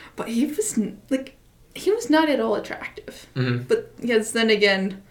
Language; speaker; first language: English; native; English